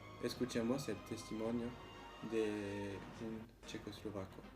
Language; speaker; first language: Spanish; non-native, learner; French